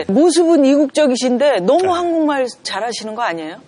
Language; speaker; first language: Korean; native; Korean